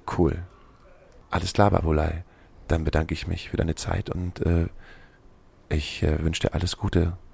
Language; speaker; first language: German; native; German